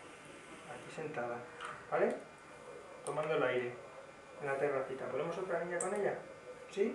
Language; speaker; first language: Spanish; native; Spanish